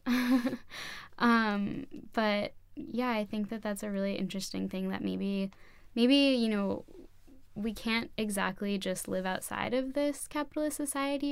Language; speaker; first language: English; native; English